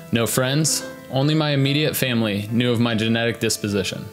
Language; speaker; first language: English; native; English